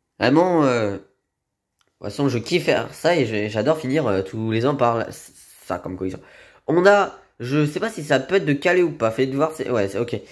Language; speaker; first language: French; native; French